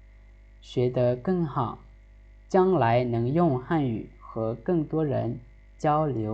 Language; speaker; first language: Chinese; non-native, fluent; Lao